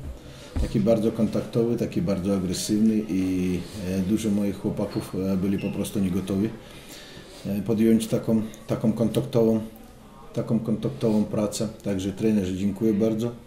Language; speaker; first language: Polish; non-native, fluent; Russian